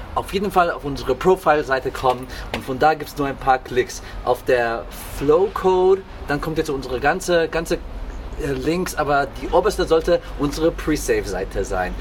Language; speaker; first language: German; non-native, fluent; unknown